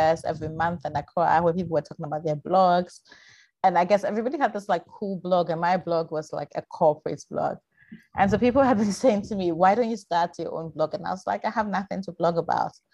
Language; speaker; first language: English; non-native, local second language; Akan